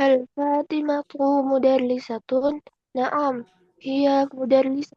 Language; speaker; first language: Arabic; non-native, learner; Indonesian